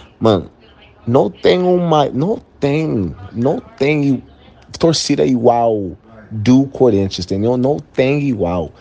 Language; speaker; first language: Portuguese; non-native, learner; English